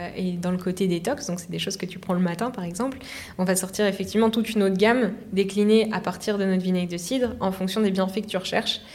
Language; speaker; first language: French; native; French